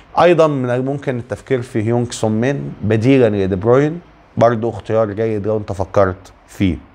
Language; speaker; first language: Arabic; native; Arabic